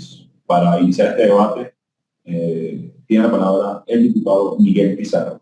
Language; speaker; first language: Spanish; native; Spanish